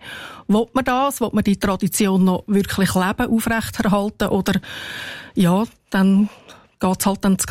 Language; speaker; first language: German; native; German